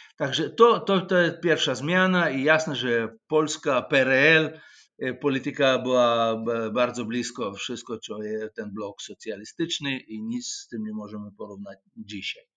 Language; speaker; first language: Polish; non-native, fluent; Russian